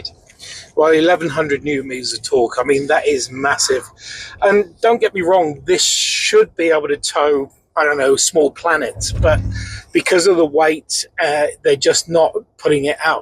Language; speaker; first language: English; native; English